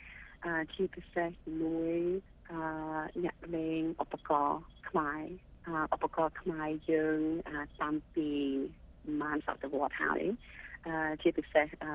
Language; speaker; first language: Khmer; early bilingual, heritage; Khmer